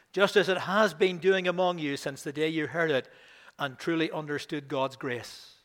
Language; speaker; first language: English; native; English